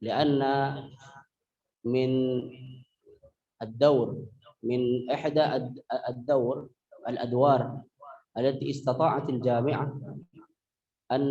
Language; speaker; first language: Arabic; non-native, fluent; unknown